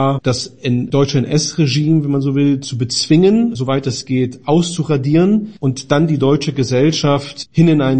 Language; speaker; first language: German; native; German